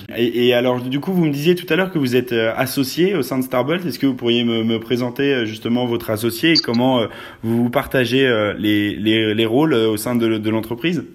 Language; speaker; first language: French; native; French